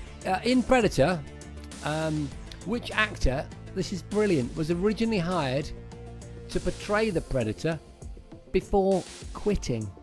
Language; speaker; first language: English; native; English